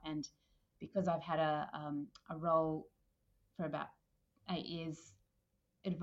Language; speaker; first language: English; native; English